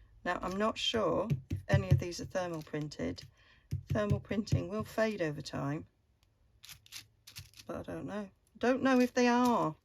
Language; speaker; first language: English; native; English